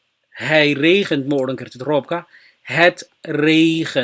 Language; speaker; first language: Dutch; non-native, fluent; Somali